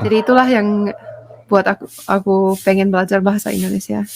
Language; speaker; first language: Indonesian; non-native, fluent; Finnish